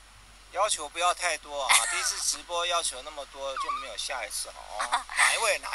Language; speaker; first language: Chinese; native; Chinese